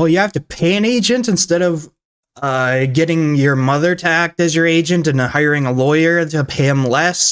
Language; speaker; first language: English; native; English